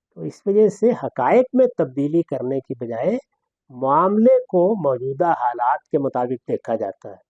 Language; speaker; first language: Urdu; non-native, local second language; Punjabi